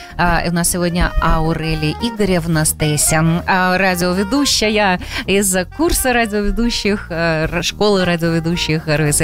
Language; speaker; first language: Russian; native; Russian